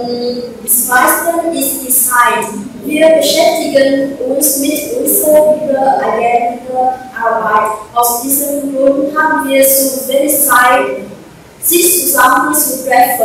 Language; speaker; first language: German; non-native, learner; Vietnamese